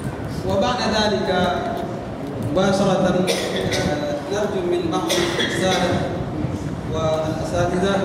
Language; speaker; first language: Arabic; non-native, fluent; Indonesian